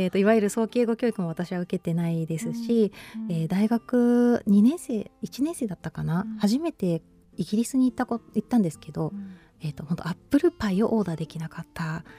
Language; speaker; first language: Japanese; native; Japanese